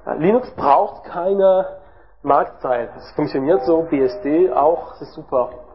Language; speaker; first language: German; non-native, learner; French